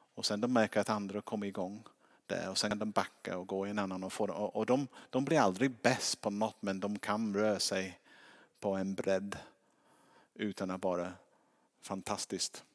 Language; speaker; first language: Swedish; non-native, fluent; English